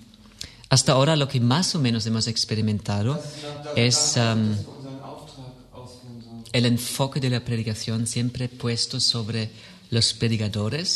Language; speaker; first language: Spanish; non-native, fluent; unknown